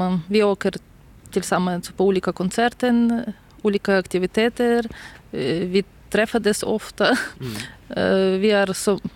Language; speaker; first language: Swedish; non-native, learner; Ukrainian